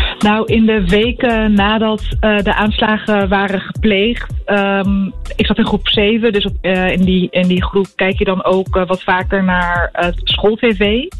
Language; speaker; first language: Dutch; early bilingual, other home language; Arabic